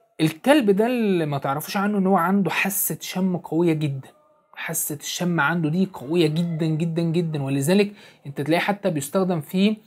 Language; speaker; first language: Arabic; native; Arabic